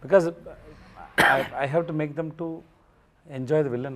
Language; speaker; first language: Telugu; non-native, learner; Tamil